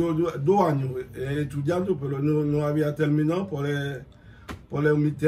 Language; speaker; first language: Spanish; non-native, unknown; Haitian Creole